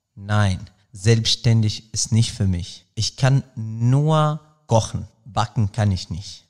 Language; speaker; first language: German; non-native, fluent; Arabic